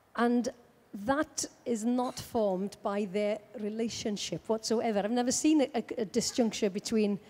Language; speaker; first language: English; native; English